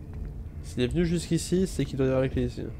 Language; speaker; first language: French; native; French